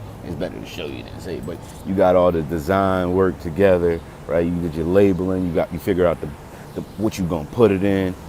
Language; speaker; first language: English; native; English